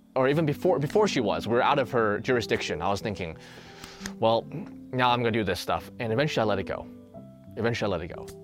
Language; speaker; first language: English; native; English